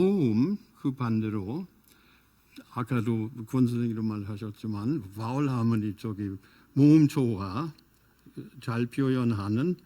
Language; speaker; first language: Korean; non-native, fluent; German